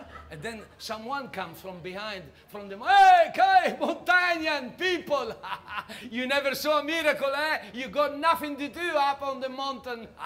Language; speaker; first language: English; non-native, fluent; Italian